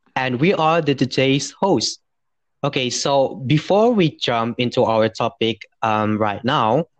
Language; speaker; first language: English; non-native, fluent; Indonesian